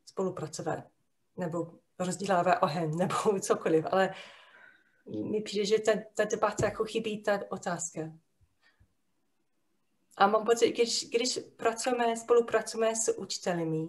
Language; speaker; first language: Czech; non-native, fluent; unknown